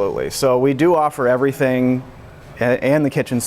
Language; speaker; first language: English; native; English